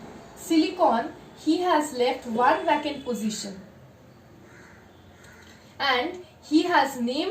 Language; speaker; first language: English; non-native, local second language; Bangla